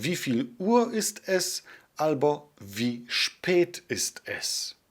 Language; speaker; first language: German; non-native, fluent; Polish